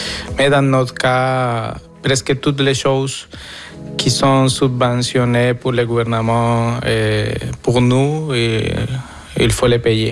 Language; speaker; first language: French; non-native, fluent; Spanish